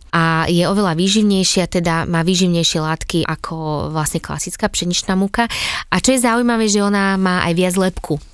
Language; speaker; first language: Slovak; native; Slovak